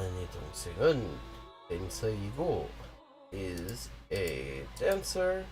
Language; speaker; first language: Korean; non-native, learner; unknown